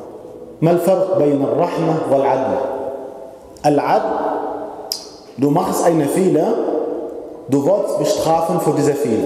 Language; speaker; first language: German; non-native, fluent; Arabic